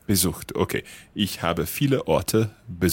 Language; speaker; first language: German; non-native, learner; English